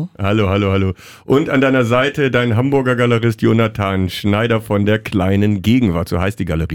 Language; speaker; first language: German; native; German